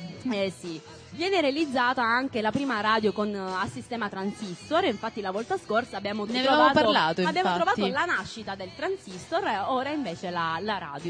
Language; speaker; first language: Italian; native; Italian